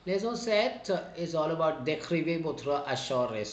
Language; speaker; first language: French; non-native, fluent; Tamil